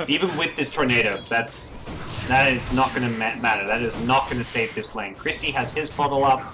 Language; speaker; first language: English; native; English